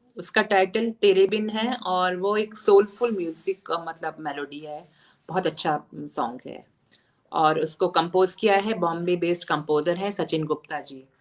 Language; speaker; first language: Hindi; native; Hindi